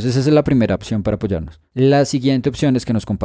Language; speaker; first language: Spanish; native; Spanish